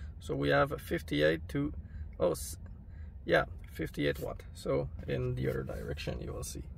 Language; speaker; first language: English; non-native, local second language; French